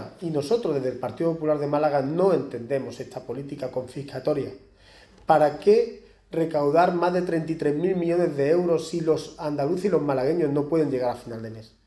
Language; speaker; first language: Spanish; native; Spanish